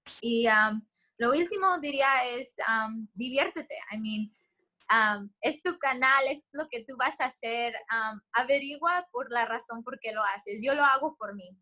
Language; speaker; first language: Spanish; early bilingual, heritage; Spanish